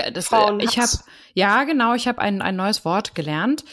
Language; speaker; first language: German; native; German